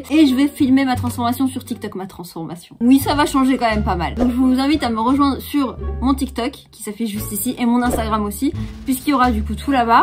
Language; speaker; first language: French; native; French